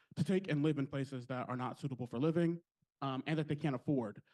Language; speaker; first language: English; native; English